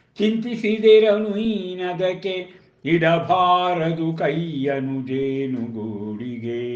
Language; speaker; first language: Kannada; native; Kannada